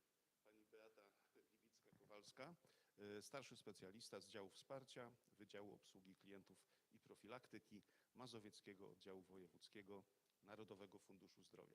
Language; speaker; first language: Polish; native; Polish